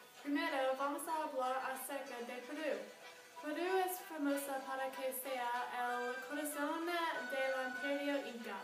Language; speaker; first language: Spanish; non-native, learner; English